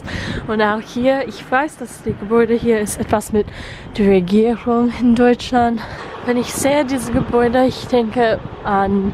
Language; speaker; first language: German; non-native, learner; English